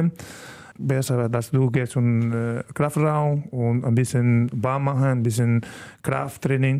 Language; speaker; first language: German; non-native, learner; Spanish